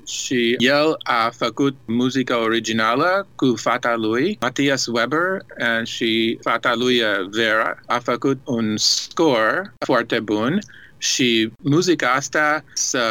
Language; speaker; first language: Romanian; early bilingual, heritage; Romanian